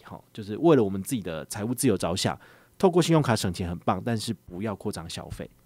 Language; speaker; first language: Chinese; native; Chinese